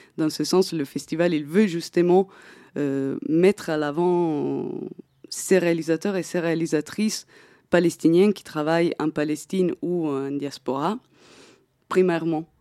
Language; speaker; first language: French; non-native, fluent; Italian